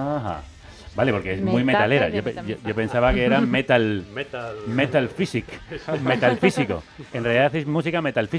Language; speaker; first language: Spanish; native; Spanish